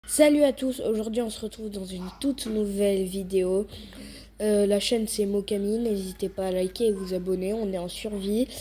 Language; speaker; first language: French; native; French